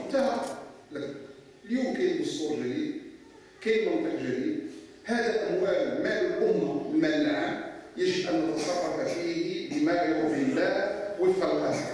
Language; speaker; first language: Arabic; native; Arabic